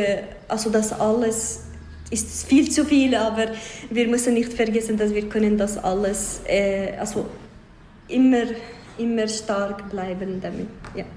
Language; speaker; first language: German; non-native, fluent; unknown